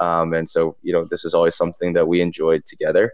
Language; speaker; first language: English; native; English